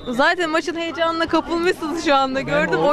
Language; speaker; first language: Turkish; native; Turkish